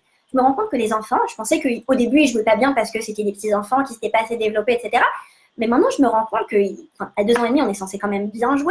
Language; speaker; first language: French; native; French